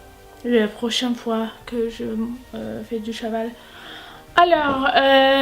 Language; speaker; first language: French; non-native, learner; English